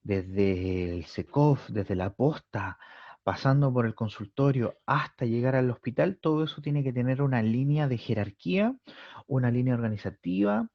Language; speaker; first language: Spanish; native; Spanish